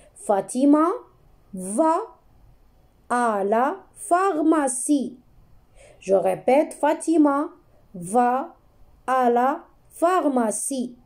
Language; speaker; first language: French; non-native, local second language; Arabic